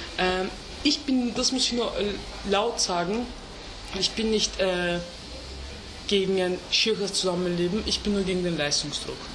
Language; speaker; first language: German; early bilingual, other home language; Turkish